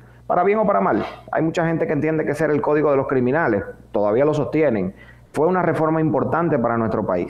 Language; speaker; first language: Spanish; native; Spanish